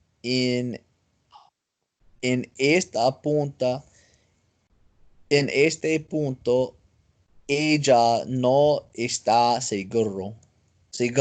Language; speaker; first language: Spanish; non-native, learner; English